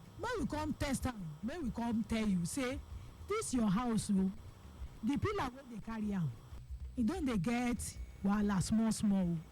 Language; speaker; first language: Nigerian Pidgin; non-native, local second language; Yoruba